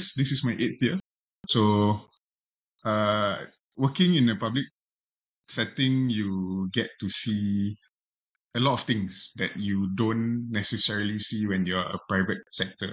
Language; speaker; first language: English; non-native, local second language; Malay